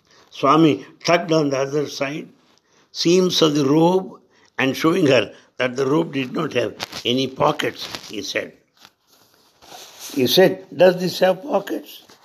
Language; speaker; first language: English; non-native, local second language; Telugu